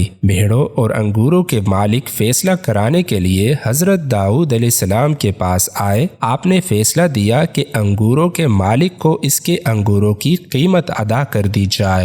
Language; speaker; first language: Urdu; native; Urdu